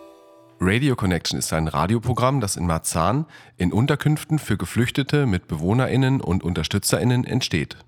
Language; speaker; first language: German; native; German